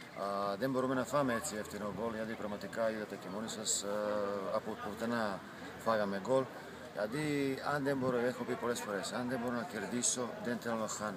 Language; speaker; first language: Greek; non-native, fluent; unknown